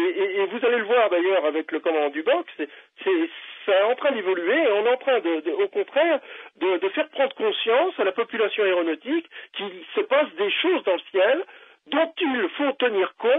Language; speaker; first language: French; native; French